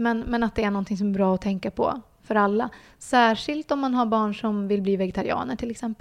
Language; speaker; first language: Swedish; native; Swedish